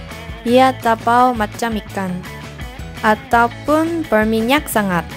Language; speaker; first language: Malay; non-native, fluent; Korean